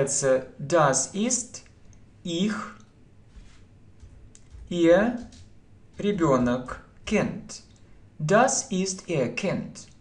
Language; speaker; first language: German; non-native, fluent; Russian